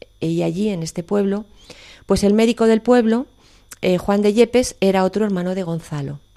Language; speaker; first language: Spanish; native; Spanish